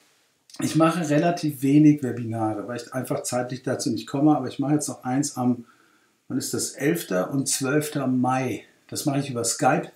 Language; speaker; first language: German; native; German